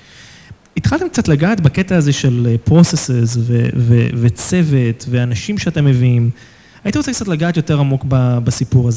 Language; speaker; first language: Hebrew; native; Hebrew